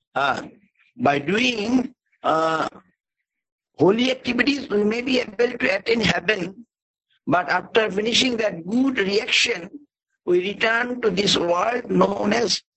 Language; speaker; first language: English; non-native, local second language; Bangla